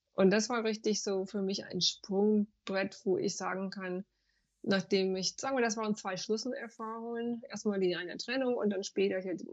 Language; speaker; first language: German; non-native, fluent; English